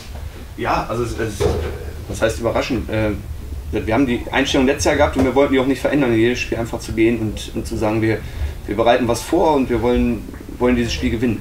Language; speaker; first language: German; native; German